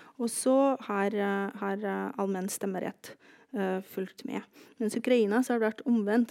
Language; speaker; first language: Norwegian; non-native, fluent; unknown